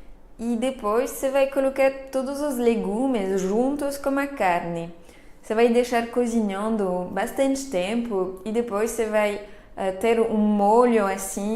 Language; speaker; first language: Portuguese; non-native, fluent; French